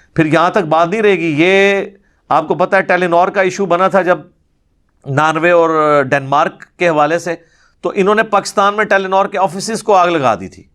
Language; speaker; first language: Urdu; non-native, local second language; Punjabi